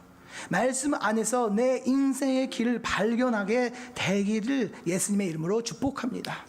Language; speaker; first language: Korean; non-native, fluent; Japanese